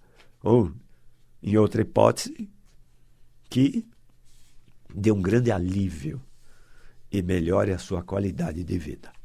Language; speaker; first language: Portuguese; native; Portuguese